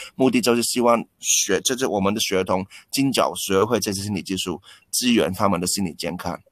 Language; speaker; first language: Chinese; non-native, local second language; Cantonese